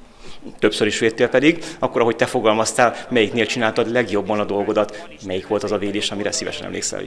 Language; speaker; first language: Hungarian; native; Hungarian